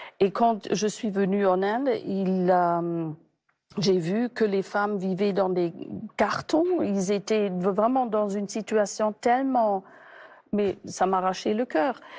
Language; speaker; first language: French; non-native, fluent; German